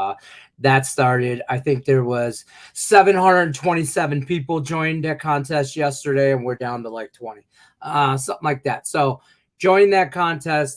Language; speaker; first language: English; native; English